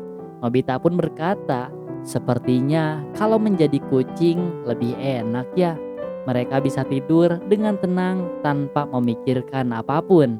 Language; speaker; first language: Indonesian; native; Indonesian